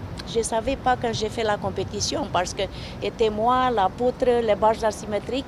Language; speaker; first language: French; non-native, learner; Romanian